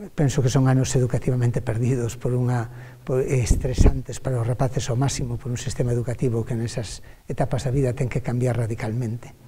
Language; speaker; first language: Galician; native; Galician